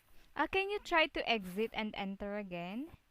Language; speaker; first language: English; non-native, local second language; Filipino